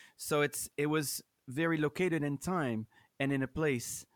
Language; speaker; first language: English; non-native, fluent; French